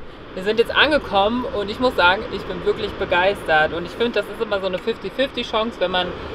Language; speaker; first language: German; native; German